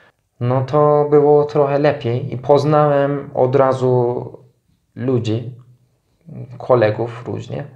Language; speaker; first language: Polish; non-native, fluent; Turkish